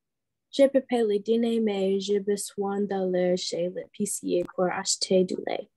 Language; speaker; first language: French; non-native, learner; English